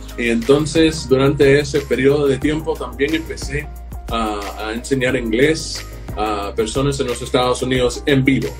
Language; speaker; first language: Spanish; non-native, fluent; English